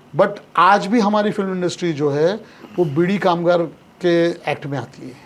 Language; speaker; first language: Hindi; non-native, local second language; Marathi